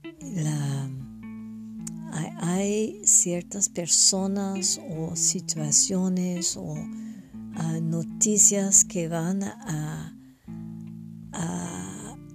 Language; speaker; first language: Spanish; non-native, fluent; French